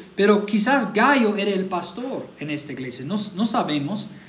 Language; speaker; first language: Spanish; non-native, fluent; English